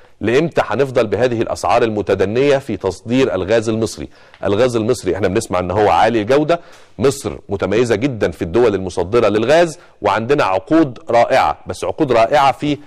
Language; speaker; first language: Arabic; native; Arabic